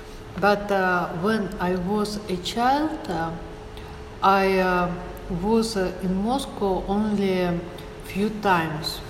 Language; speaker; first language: English; non-native, learner; Russian